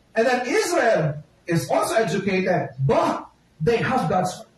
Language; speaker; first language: English; non-native, local second language; Filipino